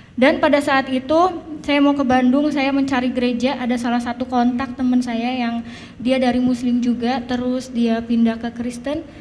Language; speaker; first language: Indonesian; native; Indonesian